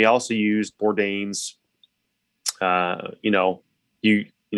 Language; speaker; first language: English; native; English